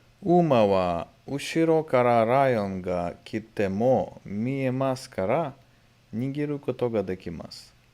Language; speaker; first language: Japanese; non-native, learner; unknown